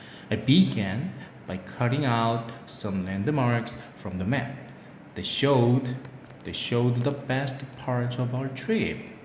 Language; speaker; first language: English; non-native, fluent; Korean